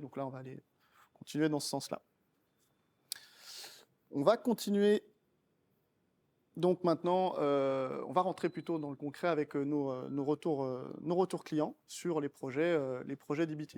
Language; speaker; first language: French; native; French